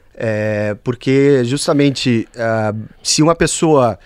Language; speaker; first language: Portuguese; native; Portuguese